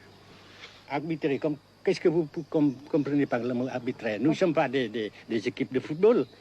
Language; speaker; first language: French; non-native, fluent; Vietnamese